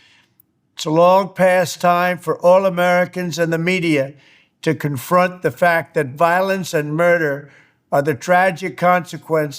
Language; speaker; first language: English; native; English